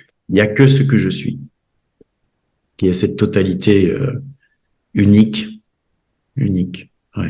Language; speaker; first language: French; native; French